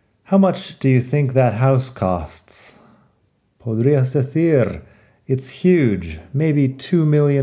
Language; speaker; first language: English; native; English